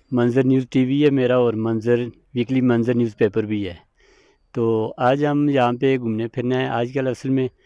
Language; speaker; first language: Urdu; non-native, local second language; Northern Hindko